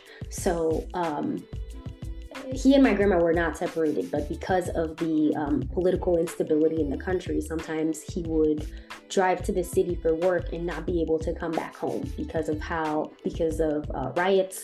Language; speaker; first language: English; non-native, fluent; Haitian Creole